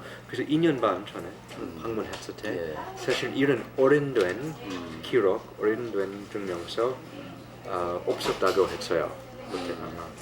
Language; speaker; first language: Korean; non-native, learner; English